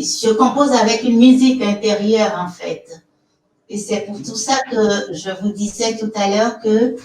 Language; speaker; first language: French; non-native, local second language; Fon